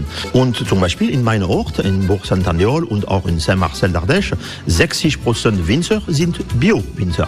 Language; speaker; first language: German; non-native, fluent; French